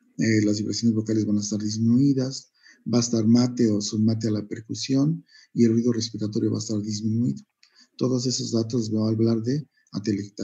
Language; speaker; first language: Spanish; native; Spanish